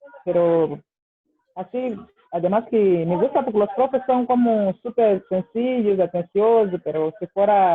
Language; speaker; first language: Spanish; non-native, fluent; Portuguese